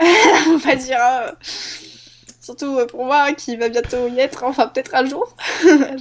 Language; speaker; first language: French; native; French